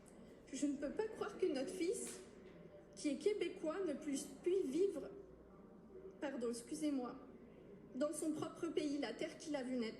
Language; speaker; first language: French; native; French